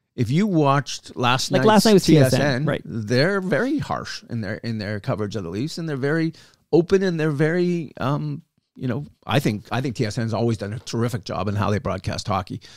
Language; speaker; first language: English; native; English